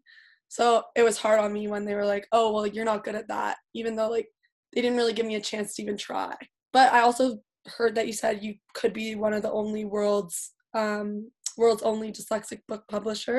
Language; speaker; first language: English; native; English